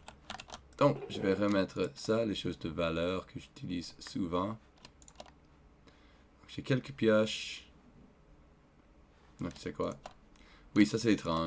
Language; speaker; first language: French; non-native, learner; English